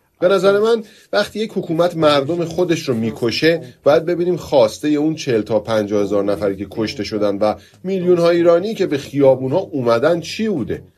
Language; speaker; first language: Persian; early bilingual, heritage; Persian